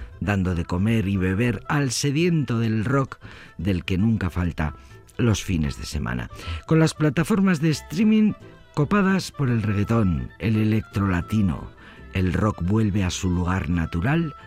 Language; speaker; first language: Spanish; native; Spanish